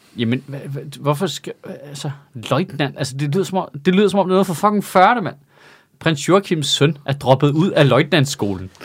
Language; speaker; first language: Danish; native; Danish